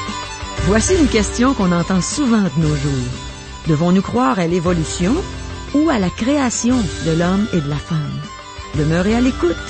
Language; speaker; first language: French; native; French